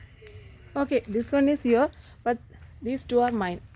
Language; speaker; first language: English; non-native, learner; Malayalam